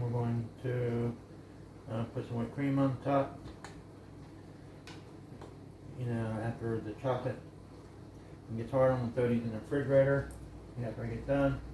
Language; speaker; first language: English; native; English